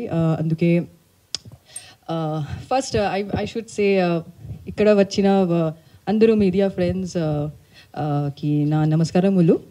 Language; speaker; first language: Telugu; native; Telugu